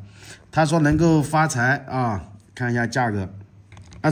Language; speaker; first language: Chinese; native; Chinese